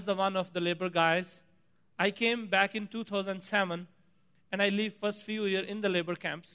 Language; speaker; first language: English; non-native, local second language; Punjabi